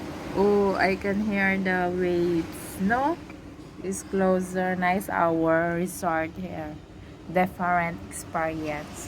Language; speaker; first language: English; non-native, learner; Filipino